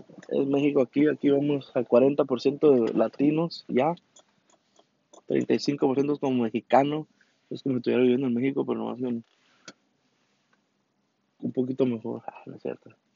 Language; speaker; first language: Spanish; early bilingual, heritage; Spanish